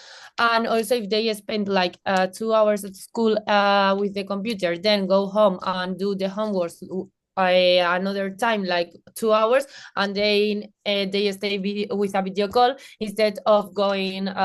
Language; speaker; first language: English; non-native, fluent; Spanish